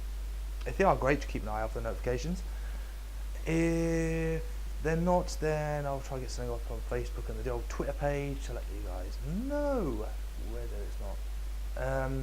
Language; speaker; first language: English; native; English